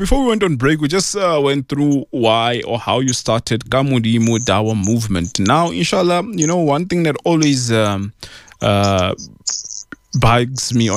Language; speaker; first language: English; non-native, local second language; Tswana